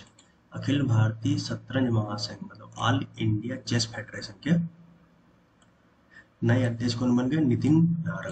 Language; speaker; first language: Hindi; native; Hindi